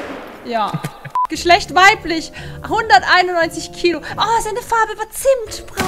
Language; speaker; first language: German; native; German